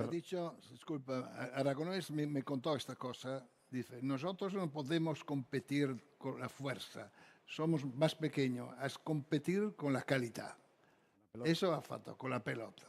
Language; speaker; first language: Spanish; non-native, fluent; Italian